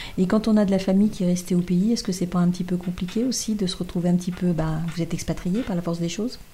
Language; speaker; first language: French; native; French